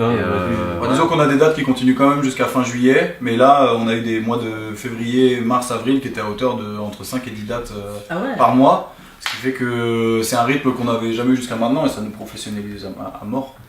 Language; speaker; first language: French; native; French